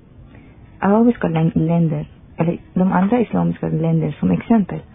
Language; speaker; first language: Swedish; non-native, fluent; Persian